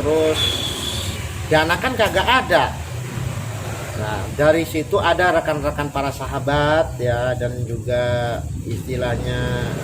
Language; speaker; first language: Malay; non-native, local second language; Javanese